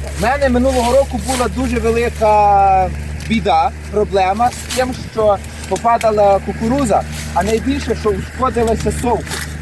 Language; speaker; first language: Ukrainian; native; Ukrainian